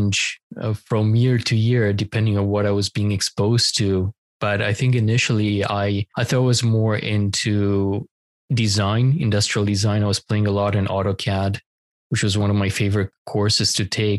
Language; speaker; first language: English; non-native, fluent; Romanian